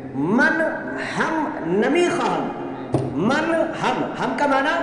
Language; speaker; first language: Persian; non-native, fluent; Urdu